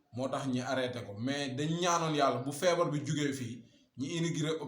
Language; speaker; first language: Wolof; non-native, local second language; Fula